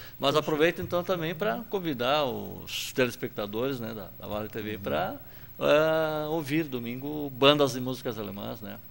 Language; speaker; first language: Portuguese; native; Portuguese